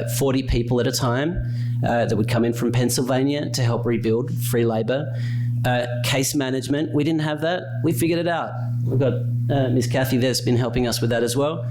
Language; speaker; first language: English; native; English